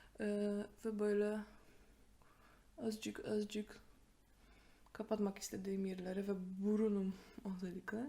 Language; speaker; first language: Turkish; non-native, fluent; Polish